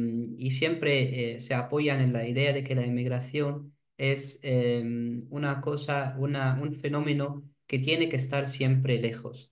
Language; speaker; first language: Spanish; non-native, fluent; Arabic